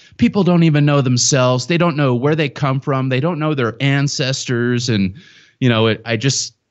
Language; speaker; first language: English; native; English